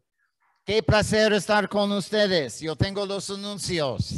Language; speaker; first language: Spanish; non-native, learner; English